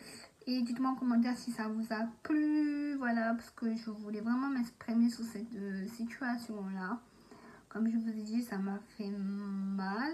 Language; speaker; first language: French; native; French